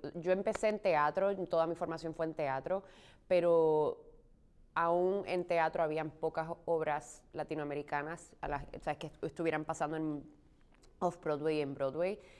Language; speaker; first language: Spanish; native; Spanish